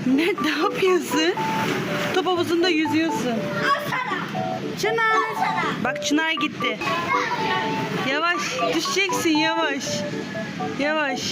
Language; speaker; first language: Turkish; native; Turkish